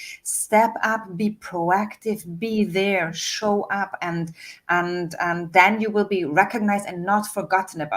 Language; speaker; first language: English; non-native, fluent; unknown